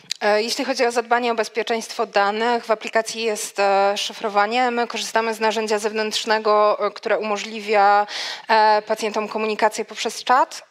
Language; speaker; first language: Polish; native; Polish